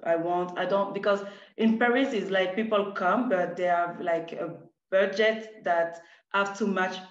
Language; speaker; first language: English; non-native, fluent; French